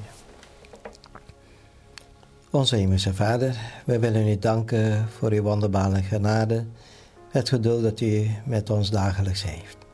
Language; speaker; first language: Dutch; native; Dutch